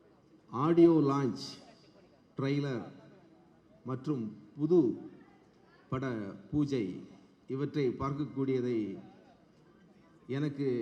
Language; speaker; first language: Tamil; native; Tamil